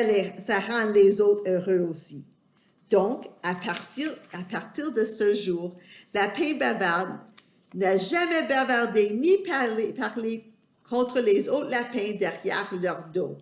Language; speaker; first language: French; non-native, fluent; English